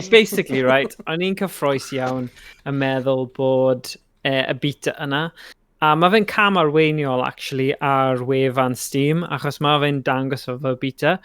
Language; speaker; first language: Welsh; native; Welsh